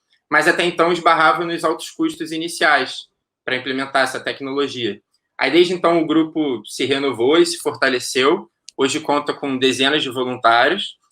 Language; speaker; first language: Portuguese; native; Portuguese